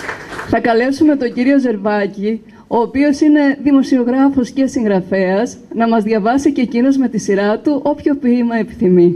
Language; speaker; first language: Greek; native; Greek